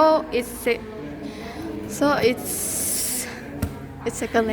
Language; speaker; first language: English; non-native, learner; Indonesian